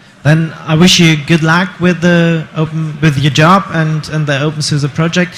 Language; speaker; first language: English; non-native, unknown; German